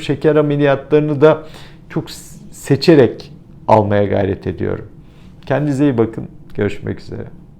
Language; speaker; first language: Turkish; native; Turkish